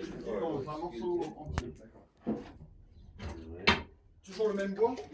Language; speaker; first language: French; native; French